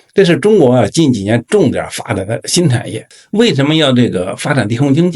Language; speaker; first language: Chinese; native; Chinese